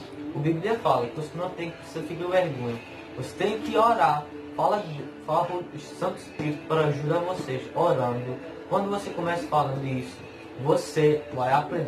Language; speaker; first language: Portuguese; non-native, learner; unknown